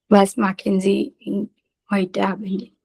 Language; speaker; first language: German; non-native, learner; Gujarati